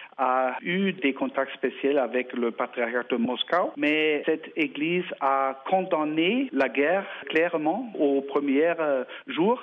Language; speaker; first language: French; non-native, learner; German